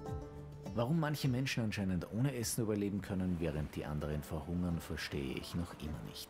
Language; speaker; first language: German; native; German